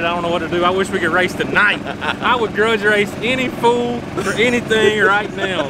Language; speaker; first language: English; native; English